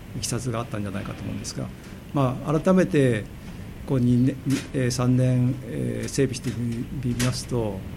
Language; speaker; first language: Japanese; native; Japanese